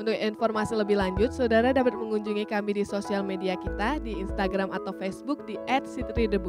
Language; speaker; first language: Indonesian; native; Indonesian